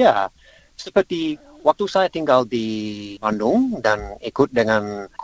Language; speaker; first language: Indonesian; non-native, learner; English